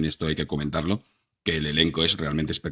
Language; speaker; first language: Spanish; native; Spanish